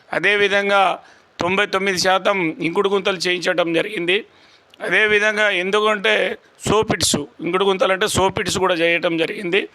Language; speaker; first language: Telugu; non-native, local second language; Lambadi